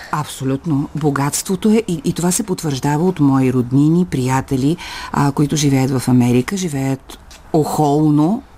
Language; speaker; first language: Bulgarian; native; Bulgarian